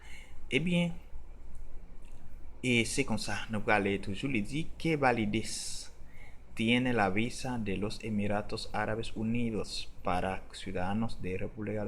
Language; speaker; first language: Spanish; non-native, learner; Haitian Creole